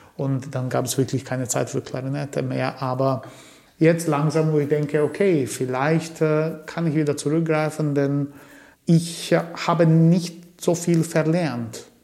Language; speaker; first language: German; early bilingual, other home language; Croatian